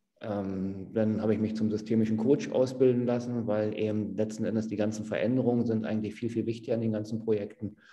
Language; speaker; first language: German; native; German